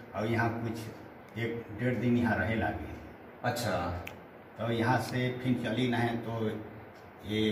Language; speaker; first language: Hindi; native; Hindi